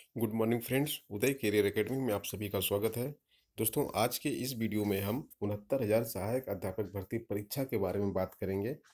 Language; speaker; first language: Hindi; native; Hindi